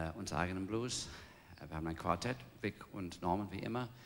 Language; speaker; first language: German; non-native, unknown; English